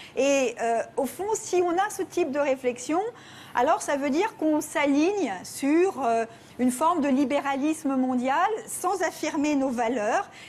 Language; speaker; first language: French; native; French